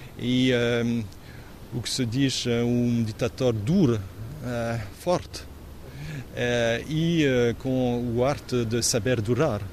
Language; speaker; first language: Portuguese; non-native, learner; French